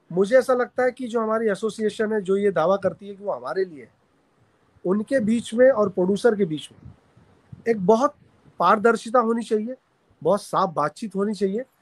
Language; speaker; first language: Hindi; native; Hindi